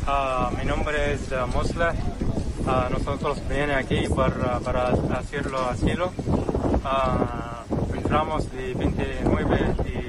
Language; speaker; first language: Spanish; non-native, learner; Arabic